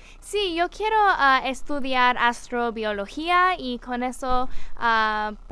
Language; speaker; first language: Spanish; non-native, learner; English